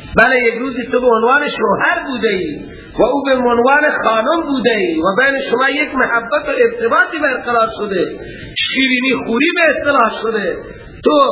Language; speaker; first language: Persian; non-native, local second language; Baluchi